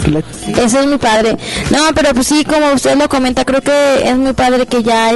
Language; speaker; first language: Spanish; native; Spanish